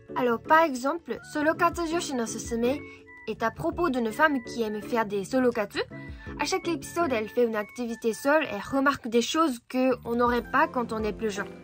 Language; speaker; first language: French; non-native, fluent; Japanese